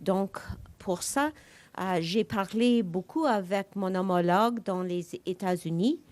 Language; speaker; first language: French; non-native, fluent; English